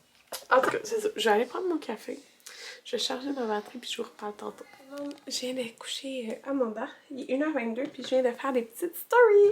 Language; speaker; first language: French; native; French